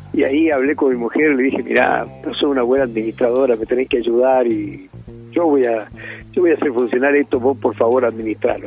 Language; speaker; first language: Spanish; native; Spanish